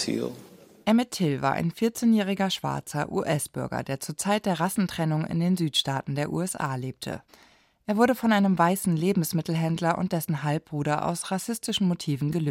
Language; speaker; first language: German; native; German